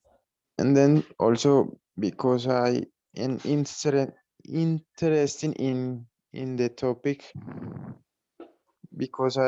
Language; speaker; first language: English; non-native, learner; Spanish